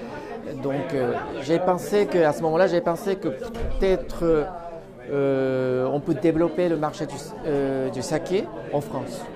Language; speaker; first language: French; non-native, fluent; Japanese